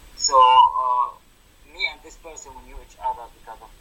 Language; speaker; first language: English; non-native, fluent; Arabic